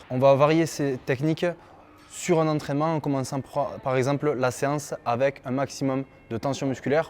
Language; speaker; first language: French; native; French